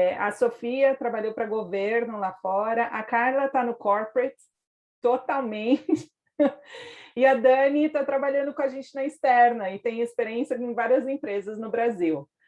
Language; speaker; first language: Portuguese; native; Portuguese